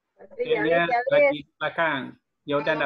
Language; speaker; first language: Indonesian; native; Indonesian